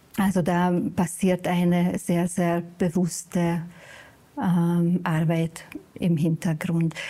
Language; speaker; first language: German; non-native, fluent; Hungarian